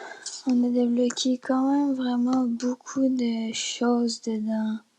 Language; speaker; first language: French; native; French